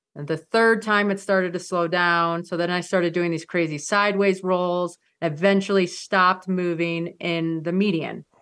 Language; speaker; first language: English; native; English